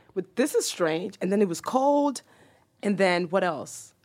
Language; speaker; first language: English; early bilingual, other home language; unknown